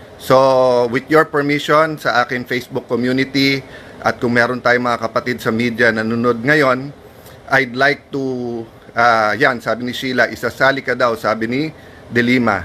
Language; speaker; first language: Filipino; native; Filipino